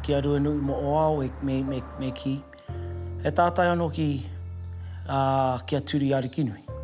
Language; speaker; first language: Māori; native; Māori